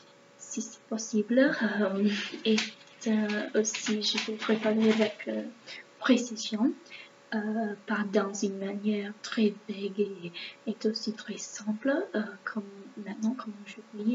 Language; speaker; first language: French; non-native, learner; English